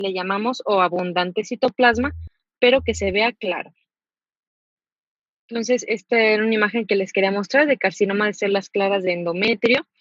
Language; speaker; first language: Spanish; native; Spanish